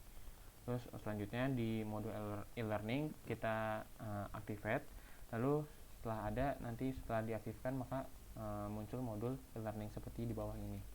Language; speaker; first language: Indonesian; native; Indonesian